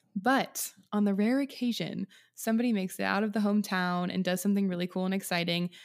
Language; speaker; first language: English; native; English